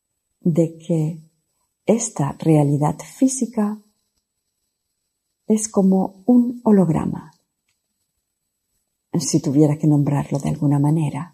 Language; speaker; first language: Spanish; non-native, fluent; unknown